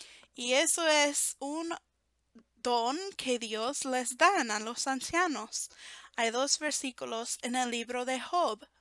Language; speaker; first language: Spanish; non-native, fluent; English